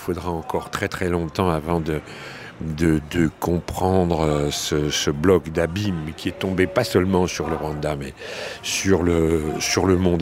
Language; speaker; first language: French; native; French